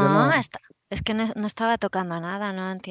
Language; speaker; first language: Spanish; native; Spanish